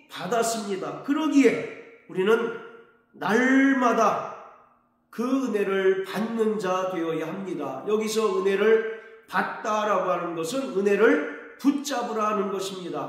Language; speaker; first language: Korean; native; Korean